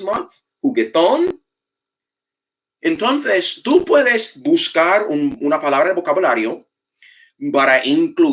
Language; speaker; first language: Spanish; non-native, fluent; English